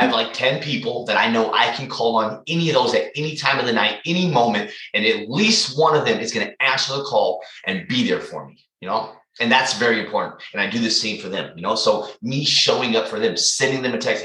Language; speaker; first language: English; native; English